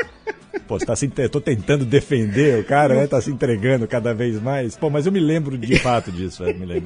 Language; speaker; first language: Portuguese; native; Portuguese